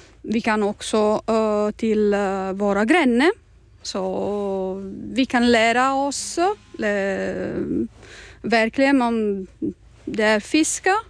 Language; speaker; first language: Swedish; non-native, learner; Italian